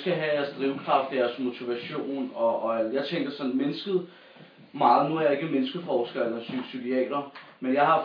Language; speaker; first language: Danish; native; Danish